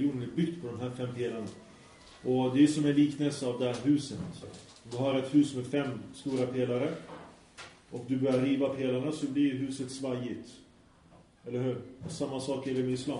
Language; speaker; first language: Swedish; early bilingual, other home language; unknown